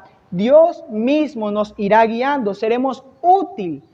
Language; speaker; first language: Spanish; native; Spanish